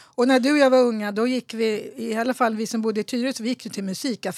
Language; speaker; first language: Swedish; native; Swedish